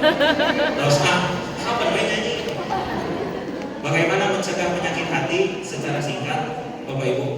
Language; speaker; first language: Indonesian; non-native, local second language; Sundanese